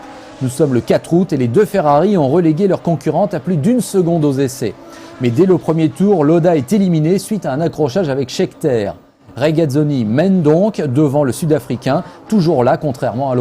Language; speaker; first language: French; native; French